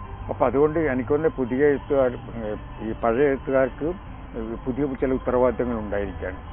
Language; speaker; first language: Malayalam; native; Malayalam